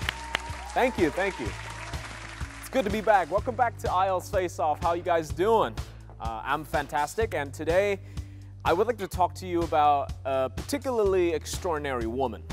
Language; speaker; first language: English; non-native, fluent; Vietnamese